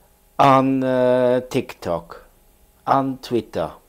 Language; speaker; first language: German; non-native, learner; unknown